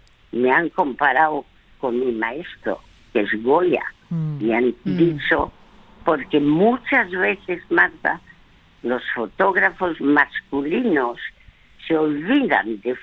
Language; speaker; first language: Spanish; early bilingual, other home language; French